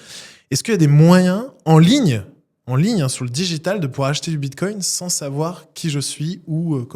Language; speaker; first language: French; native; French